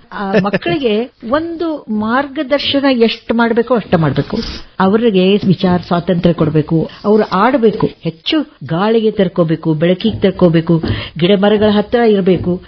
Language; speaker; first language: Kannada; native; Kannada